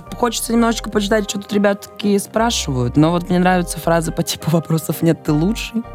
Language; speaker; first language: Russian; native; Russian